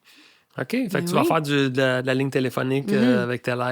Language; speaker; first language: French; native; French